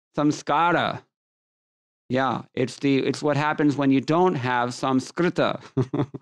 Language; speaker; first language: English; native; English